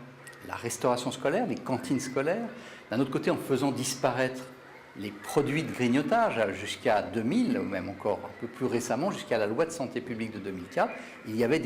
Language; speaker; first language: French; native; French